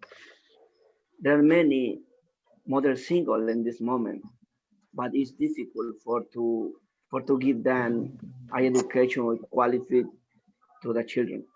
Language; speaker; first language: English; non-native, learner; Spanish